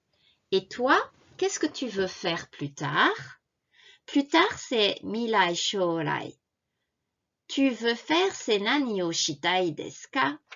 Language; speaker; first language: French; non-native, fluent; Japanese